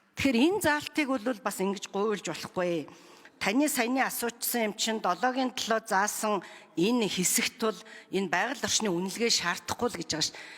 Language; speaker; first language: Mongolian; native; Mongolian